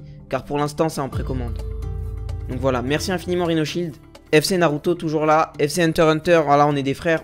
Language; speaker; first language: French; native; French